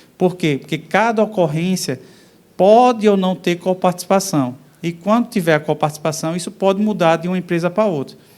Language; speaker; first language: Portuguese; native; Portuguese